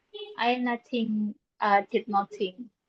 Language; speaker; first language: English; non-native, learner; Indonesian